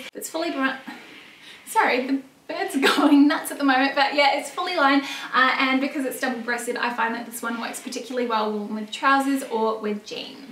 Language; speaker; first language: English; native; English